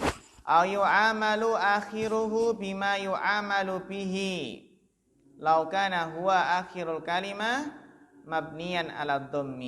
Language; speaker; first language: Arabic; non-native, fluent; Indonesian